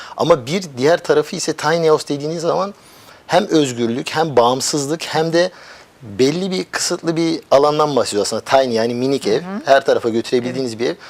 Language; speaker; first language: Turkish; early bilingual, heritage; Turkish